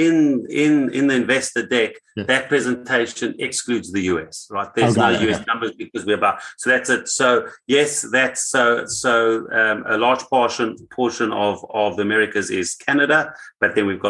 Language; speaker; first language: English; native; English